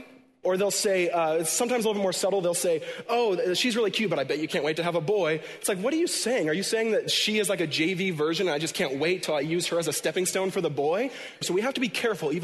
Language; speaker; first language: English; native; English